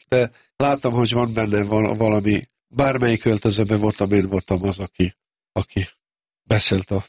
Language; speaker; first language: Hungarian; non-native, fluent; Serbian